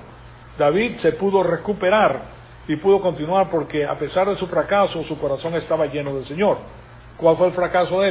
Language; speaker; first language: Spanish; native; Spanish